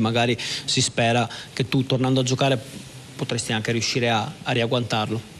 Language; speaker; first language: Italian; native; Italian